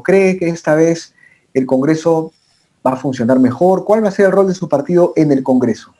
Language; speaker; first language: Spanish; native; Spanish